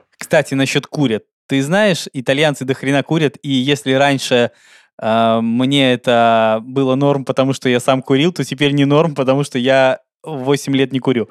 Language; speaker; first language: Russian; native; Russian